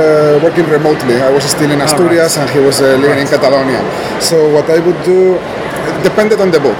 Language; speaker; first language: English; non-native, fluent; Spanish